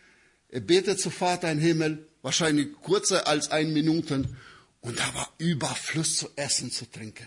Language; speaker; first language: German; non-native, learner; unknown